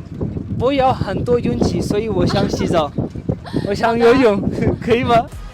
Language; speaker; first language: Chinese; non-native, fluent; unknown